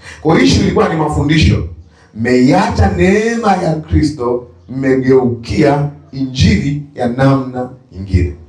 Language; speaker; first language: Swahili; native; Swahili